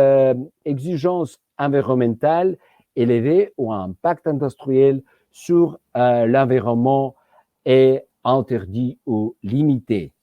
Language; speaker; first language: French; non-native, fluent; Georgian